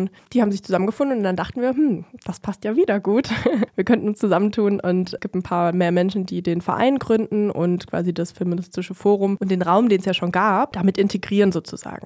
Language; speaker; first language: German; native; German